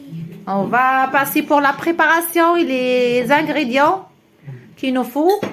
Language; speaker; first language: French; non-native, fluent; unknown